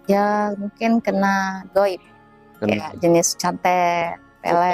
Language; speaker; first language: Indonesian; native; Indonesian